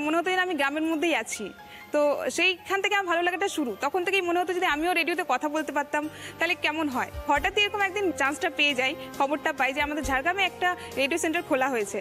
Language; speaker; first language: Bangla; non-native, local second language; Santali